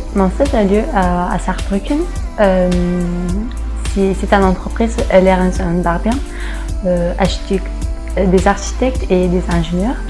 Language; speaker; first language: French; non-native, local second language; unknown